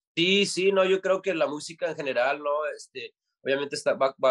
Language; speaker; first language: Spanish; early bilingual, heritage; Spanish